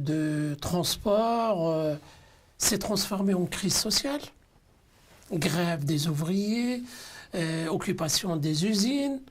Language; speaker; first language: French; non-native, local second language; Arabic